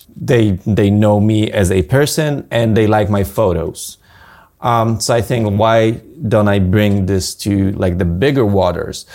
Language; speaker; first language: English; non-native, fluent; Polish